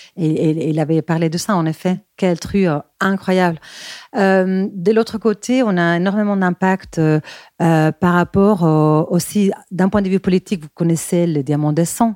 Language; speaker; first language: French; non-native, fluent; Spanish